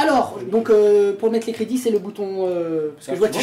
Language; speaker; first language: French; native; French